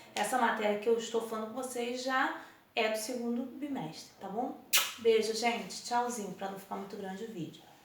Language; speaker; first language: Portuguese; native; Portuguese